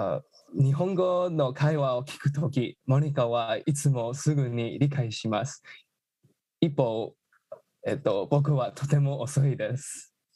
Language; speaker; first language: Japanese; non-native, learner; English